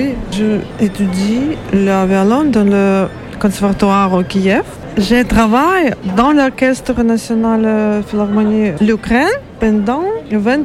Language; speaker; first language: French; non-native, learner; Ukrainian